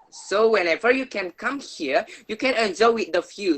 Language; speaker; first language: English; non-native, learner; Indonesian